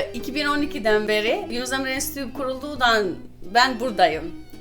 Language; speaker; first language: Turkish; early bilingual, other home language; Albanian